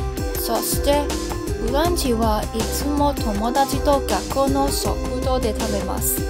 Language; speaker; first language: Japanese; non-native, learner; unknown